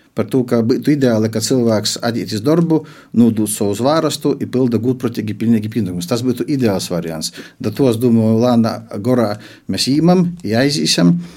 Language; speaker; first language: Latvian; non-native, local second language; Russian